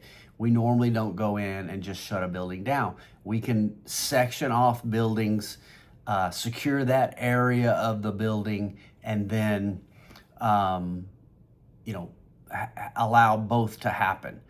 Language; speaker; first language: English; native; English